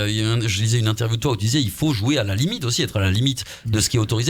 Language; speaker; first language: French; native; French